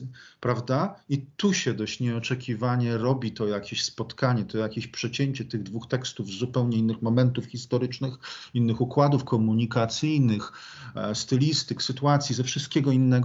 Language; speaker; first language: Polish; native; Polish